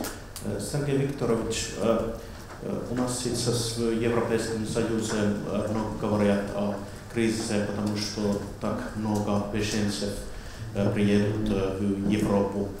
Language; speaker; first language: Russian; non-native, fluent; Finnish